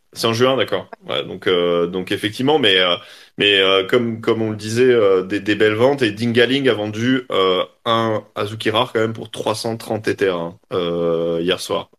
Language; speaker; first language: French; native; French